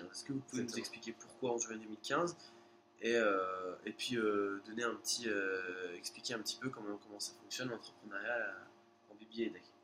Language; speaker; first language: French; native; French